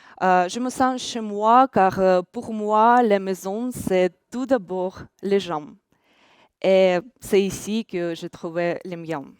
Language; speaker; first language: French; non-native, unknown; Russian